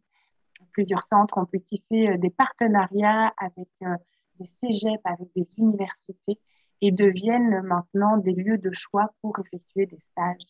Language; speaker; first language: French; native; French